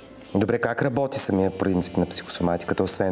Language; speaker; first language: Bulgarian; native; Bulgarian